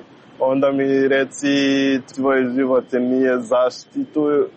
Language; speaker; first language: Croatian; non-native, learner; Rundi